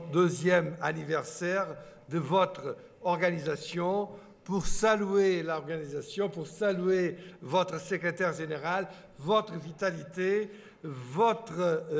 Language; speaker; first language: French; non-native, fluent; Portuguese